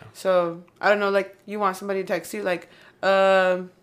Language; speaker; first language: English; native; English